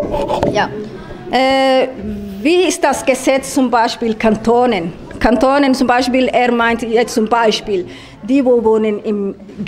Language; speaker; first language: German; non-native, learner; Somali